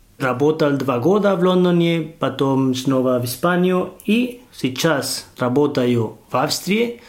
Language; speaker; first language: Russian; non-native, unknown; Spanish